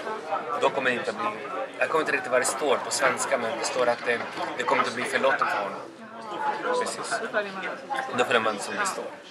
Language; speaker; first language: Swedish; non-native, fluent; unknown